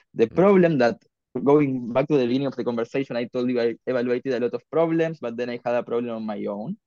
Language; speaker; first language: English; non-native, fluent; Spanish